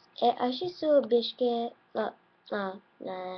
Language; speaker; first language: Lithuanian; early bilingual, heritage; Lithuanian